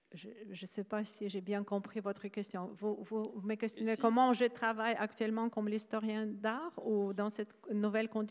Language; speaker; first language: French; non-native, fluent; Ukrainian